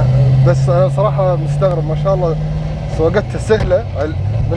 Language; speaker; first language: Arabic; native; Arabic